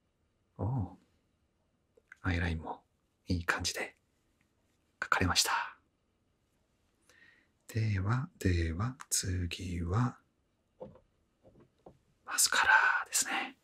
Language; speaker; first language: Japanese; non-native, fluent; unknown